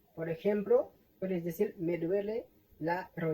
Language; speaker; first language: Spanish; non-native, fluent; Haitian Creole